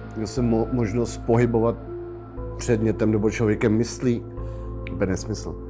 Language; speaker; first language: Czech; native; Czech